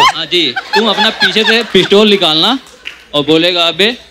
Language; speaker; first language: Hindi; native; Hindi